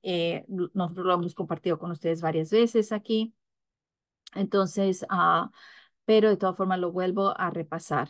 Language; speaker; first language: Spanish; early bilingual, heritage; English